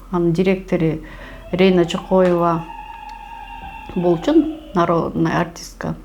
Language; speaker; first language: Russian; non-native, local second language; Kyrgyz